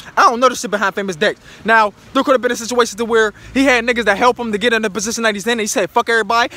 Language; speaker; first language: English; native; English